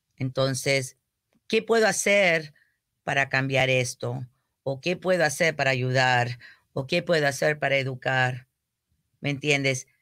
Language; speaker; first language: Spanish; early bilingual, heritage; Spanish